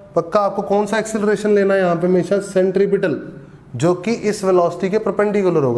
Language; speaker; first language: Hindi; native; Hindi